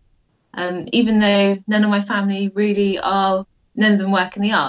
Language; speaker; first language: English; native; English